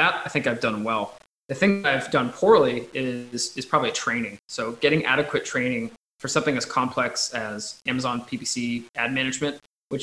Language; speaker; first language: English; native; English